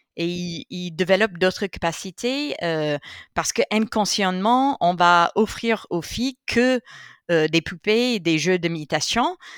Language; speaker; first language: French; non-native, fluent; English